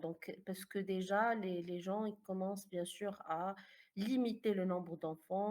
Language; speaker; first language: French; non-native, fluent; Arabic